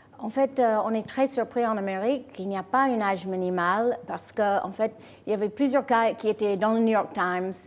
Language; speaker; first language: French; non-native, fluent; English